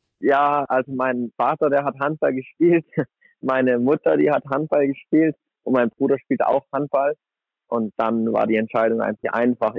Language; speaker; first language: German; native; German